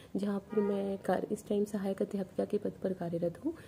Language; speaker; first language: Hindi; native; Hindi